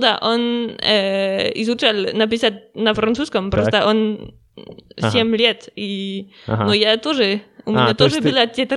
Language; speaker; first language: Russian; non-native, learner; French